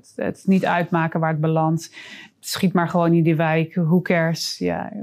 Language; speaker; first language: Dutch; native; Dutch